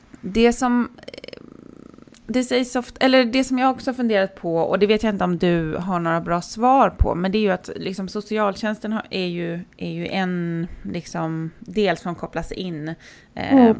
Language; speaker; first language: Swedish; native; Swedish